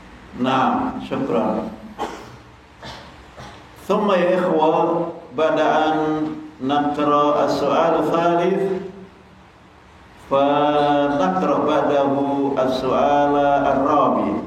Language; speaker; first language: Arabic; non-native, fluent; Indonesian